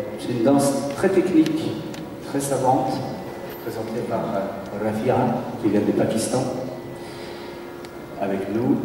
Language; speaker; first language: French; non-native, fluent; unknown